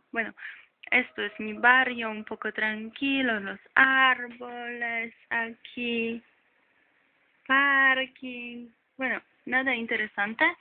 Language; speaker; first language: Spanish; non-native, fluent; Polish